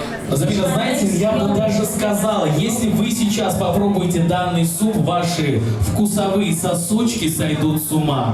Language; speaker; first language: Russian; non-native, local second language; Uzbek